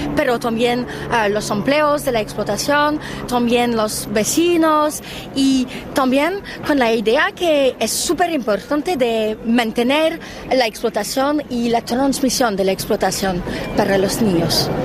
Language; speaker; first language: Spanish; non-native, fluent; French